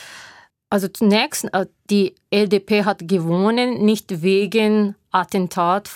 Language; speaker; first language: German; non-native, learner; Japanese